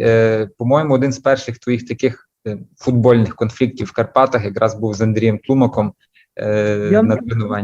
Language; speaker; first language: Ukrainian; native; Ukrainian